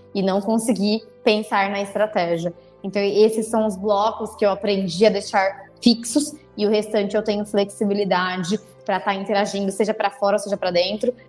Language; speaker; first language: Portuguese; native; Portuguese